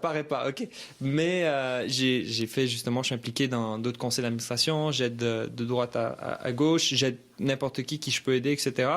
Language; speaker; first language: French; early bilingual, other home language; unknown